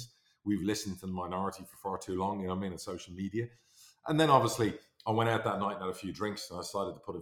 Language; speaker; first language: English; native; English